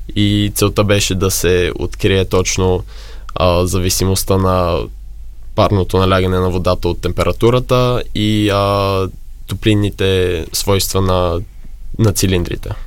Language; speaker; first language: Bulgarian; native; Bulgarian